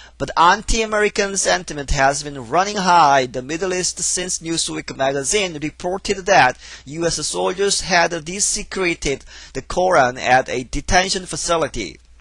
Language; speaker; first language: English; non-native, fluent; Korean